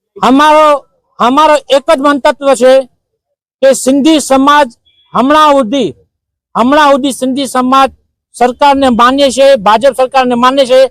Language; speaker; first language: Gujarati; non-native, local second language; Sindhi